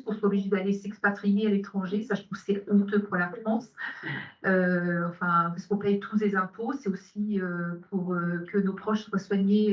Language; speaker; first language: French; native; French